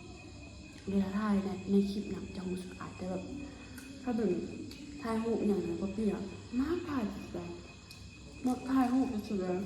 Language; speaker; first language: Thai; non-native, local second language; Lao